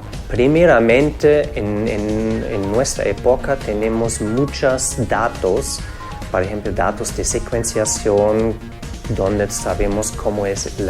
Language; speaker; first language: Spanish; non-native, fluent; German